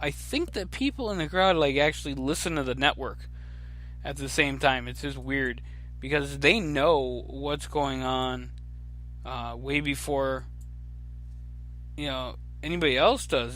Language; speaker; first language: English; native; English